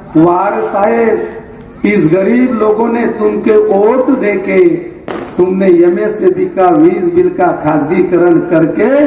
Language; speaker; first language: Hindi; non-native, local second language; Marathi